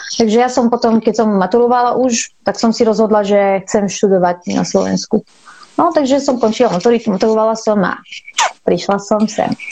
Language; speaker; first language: Slovak; non-native, fluent; Arabic